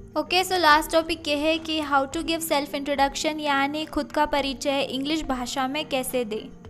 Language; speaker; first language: Hindi; native; Hindi